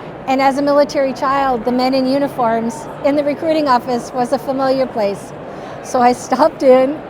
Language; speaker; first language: English; native; English